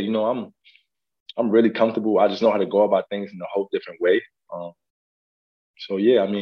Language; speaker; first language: English; native; English